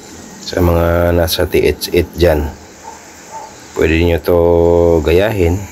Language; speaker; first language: Filipino; native; Filipino